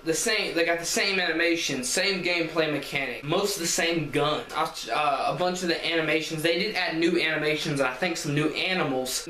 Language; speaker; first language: English; native; English